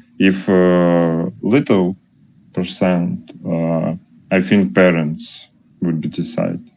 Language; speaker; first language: English; non-native, learner; Russian